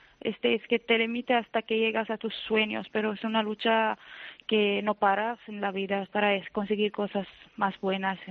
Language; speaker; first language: Spanish; non-native, fluent; Arabic